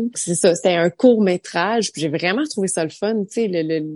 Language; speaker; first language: French; native; French